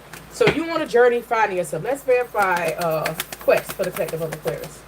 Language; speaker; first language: English; native; English